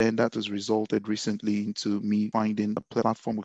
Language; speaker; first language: English; non-native, local second language; Yoruba